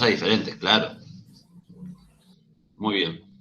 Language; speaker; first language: Spanish; native; Spanish